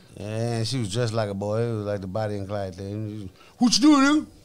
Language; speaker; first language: English; native; English